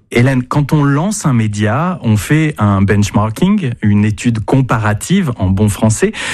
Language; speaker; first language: French; native; French